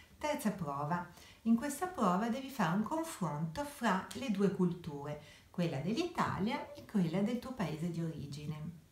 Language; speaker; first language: Italian; native; Italian